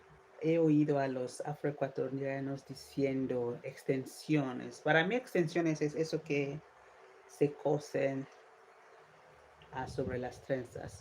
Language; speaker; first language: Spanish; non-native, fluent; English